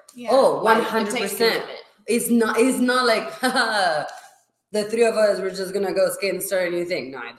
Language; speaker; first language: English; non-native, fluent; Spanish